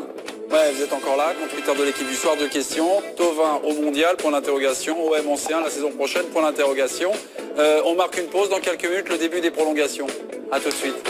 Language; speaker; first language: French; native; French